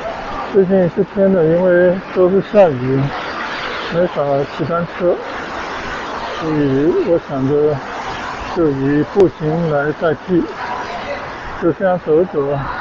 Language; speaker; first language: Chinese; native; Chinese